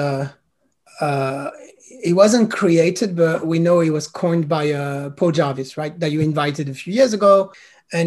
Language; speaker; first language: English; non-native, fluent; French